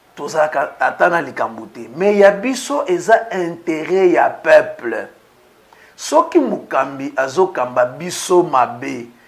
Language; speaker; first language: Lingala; non-native, local second language; Luba-Lulua